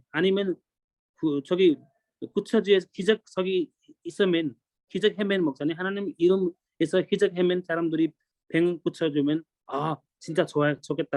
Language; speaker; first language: Korean; non-native, learner; Nepali